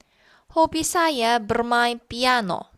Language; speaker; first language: Indonesian; non-native, fluent; Korean